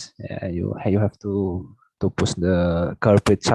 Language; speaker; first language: English; non-native, fluent; Indonesian